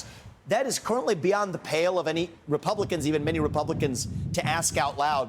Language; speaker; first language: English; native; English